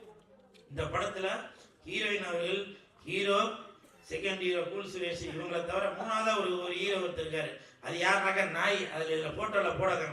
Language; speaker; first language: Tamil; native; Tamil